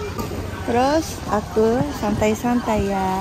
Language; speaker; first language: Indonesian; non-native, learner; Japanese